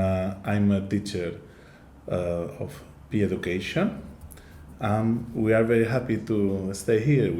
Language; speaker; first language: English; non-native, learner; Catalan